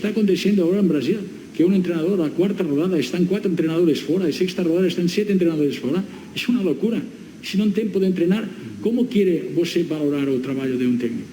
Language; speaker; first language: Portuguese; non-native, learner; Spanish